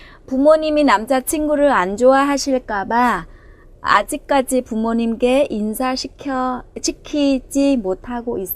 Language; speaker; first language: Korean; non-native, fluent; Vietnamese